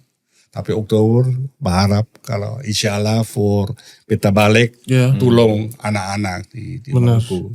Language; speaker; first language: Indonesian; non-native, learner; Dutch